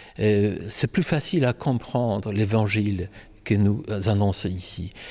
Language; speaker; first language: French; non-native, fluent; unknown